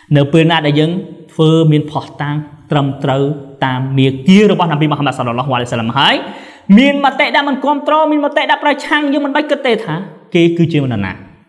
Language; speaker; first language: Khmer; non-native, local second language; Eastern Cham